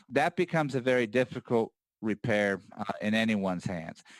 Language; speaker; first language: English; native; English